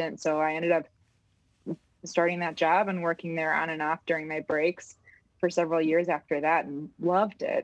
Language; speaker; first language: English; native; English